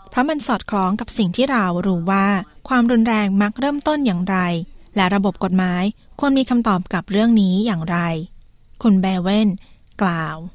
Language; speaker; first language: Thai; native; Thai